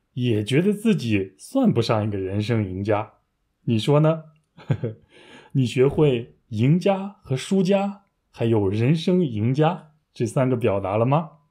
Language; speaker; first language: Chinese; native; Chinese